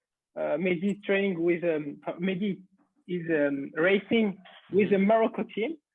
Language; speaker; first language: English; non-native, learner; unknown